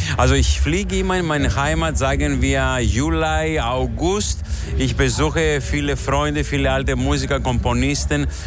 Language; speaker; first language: German; non-native, fluent; Greek